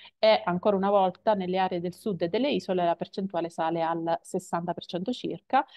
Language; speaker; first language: Italian; native; Italian